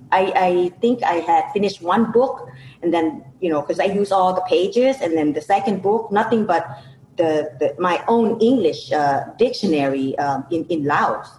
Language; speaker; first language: English; non-native, fluent; Lao